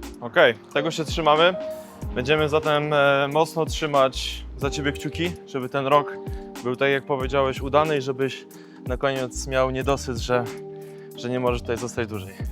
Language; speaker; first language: Polish; native; Polish